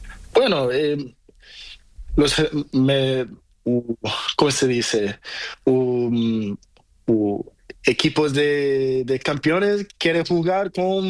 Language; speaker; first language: Spanish; non-native, learner; Portuguese